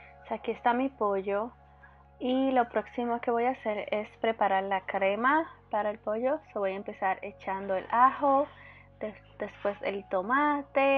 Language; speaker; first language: Spanish; early bilingual, heritage; Spanish